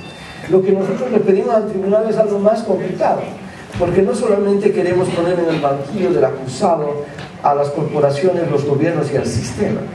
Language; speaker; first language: Spanish; native; Spanish